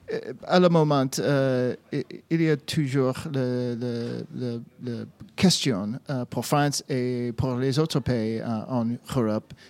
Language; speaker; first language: French; non-native, learner; English